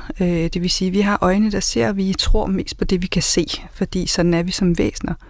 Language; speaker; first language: Danish; early bilingual, other home language; Spanish